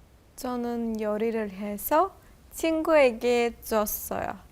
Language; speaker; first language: Korean; non-native, learner; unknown